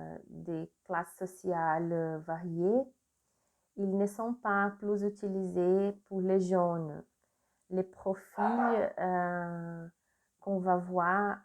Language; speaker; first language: French; non-native, learner; Portuguese